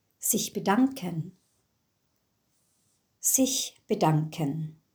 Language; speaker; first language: German; non-native, fluent; English